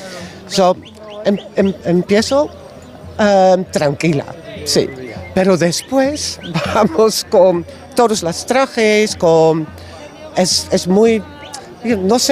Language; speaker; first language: Spanish; non-native, learner; Dutch